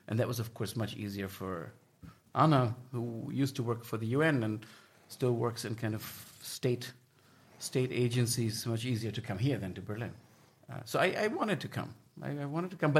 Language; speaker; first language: English; non-native, fluent; German